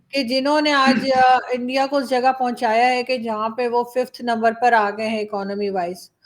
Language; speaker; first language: Urdu; native; Urdu